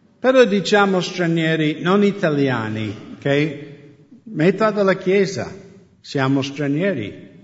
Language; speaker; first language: Italian; non-native, fluent; English